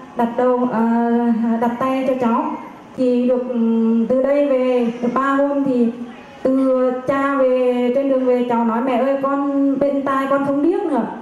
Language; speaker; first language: Vietnamese; native; Vietnamese